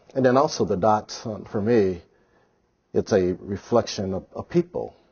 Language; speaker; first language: English; native; English